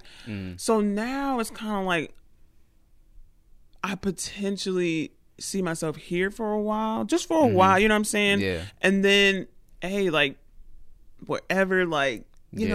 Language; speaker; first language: English; native; English